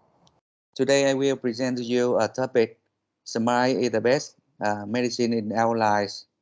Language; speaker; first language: English; non-native, learner; Vietnamese